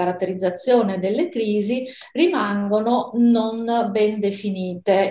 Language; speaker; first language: Italian; native; Italian